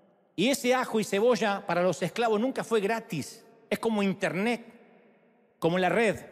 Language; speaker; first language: Spanish; native; Spanish